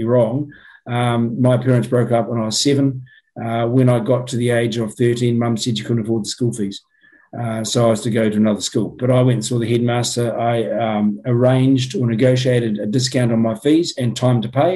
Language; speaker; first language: English; native; English